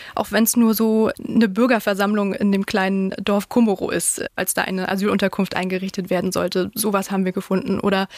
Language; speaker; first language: German; native; German